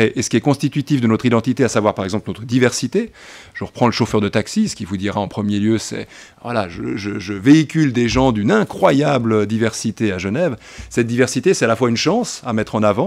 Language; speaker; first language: French; native; French